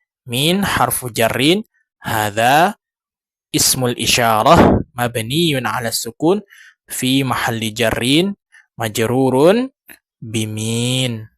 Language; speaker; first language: Arabic; non-native, learner; Indonesian